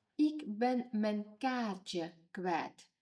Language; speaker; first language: Dutch; non-native, fluent; Ukrainian